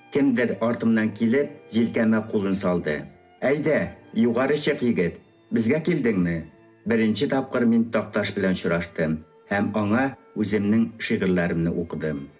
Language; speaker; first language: Tatar; early bilingual, heritage; Tatar